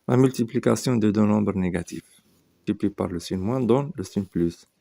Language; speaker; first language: French; non-native, local second language; Arabic